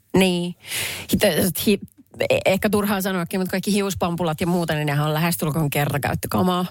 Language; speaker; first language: Finnish; native; Finnish